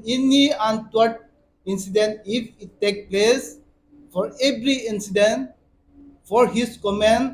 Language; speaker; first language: English; non-native, local second language; Assamese